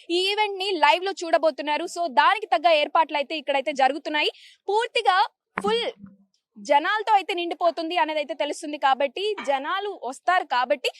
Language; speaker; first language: Telugu; native; Telugu